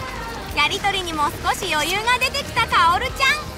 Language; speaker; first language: Japanese; native; Japanese